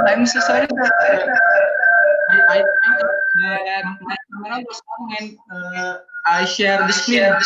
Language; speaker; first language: English; non-native, learner; Indonesian